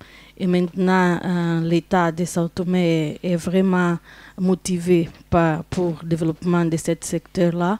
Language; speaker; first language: French; non-native, fluent; Portuguese